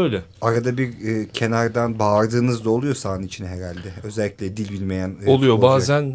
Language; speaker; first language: Turkish; native; Turkish